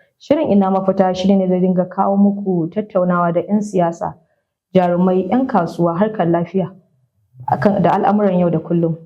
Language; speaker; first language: Hausa; native; Hausa